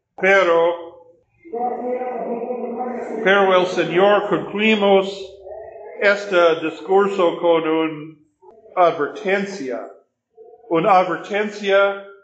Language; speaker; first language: Spanish; non-native, fluent; English